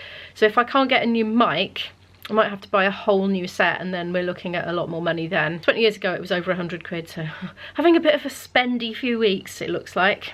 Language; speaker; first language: English; native; English